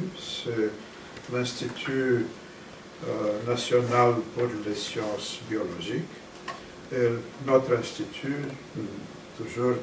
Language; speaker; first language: French; non-native, fluent; Romanian